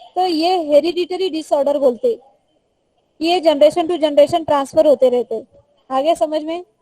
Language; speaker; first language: Hindi; non-native, local second language; Marathi